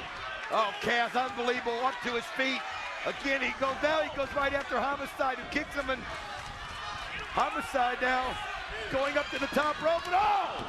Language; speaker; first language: English; native; English